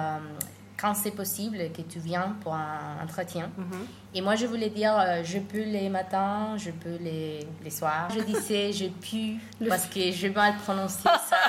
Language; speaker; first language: French; non-native, learner; Spanish